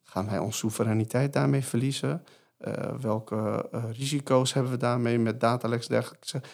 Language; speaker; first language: Dutch; non-native, fluent; Persian